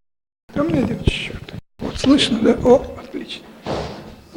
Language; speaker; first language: Russian; native; Russian